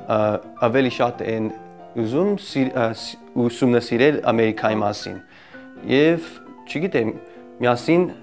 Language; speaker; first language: Armenian; non-native, learner; English